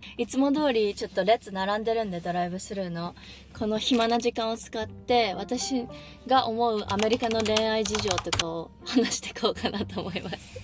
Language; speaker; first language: Japanese; native; Japanese